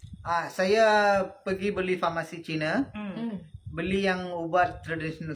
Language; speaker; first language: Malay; non-native, local second language; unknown